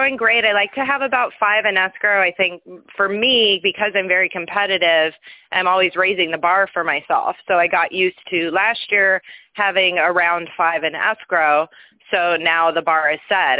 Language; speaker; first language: English; native; English